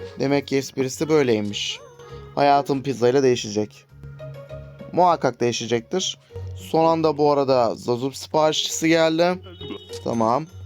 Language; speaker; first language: Turkish; native; Turkish